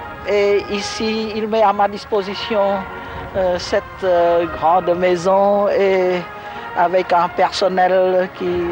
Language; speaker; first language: French; non-native, local second language; Khmer